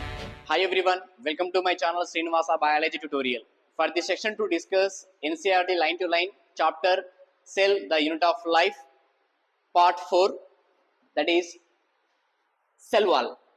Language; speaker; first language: English; non-native, local second language; Telugu